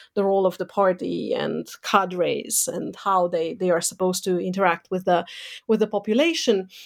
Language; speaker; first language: English; non-native, fluent; Romanian